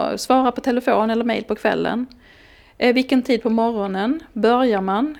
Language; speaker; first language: Swedish; native; Swedish